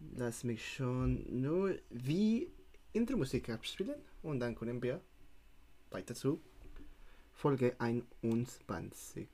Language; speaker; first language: German; non-native, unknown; Spanish